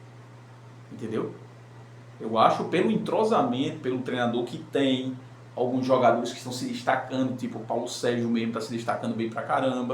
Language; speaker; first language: Portuguese; native; Portuguese